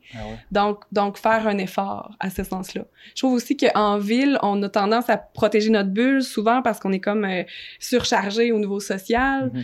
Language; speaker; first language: French; native; French